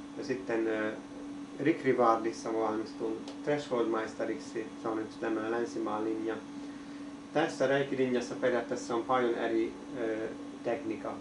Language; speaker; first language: Finnish; non-native, learner; Hungarian